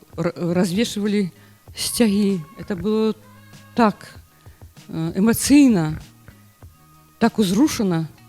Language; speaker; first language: Belarusian; non-native, local second language; Russian